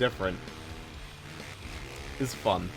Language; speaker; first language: English; native; English